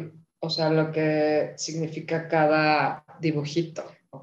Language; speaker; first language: Spanish; native; Spanish